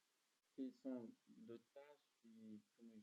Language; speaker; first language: French; non-native, learner; Arabic